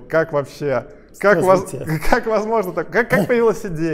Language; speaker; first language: Russian; native; Russian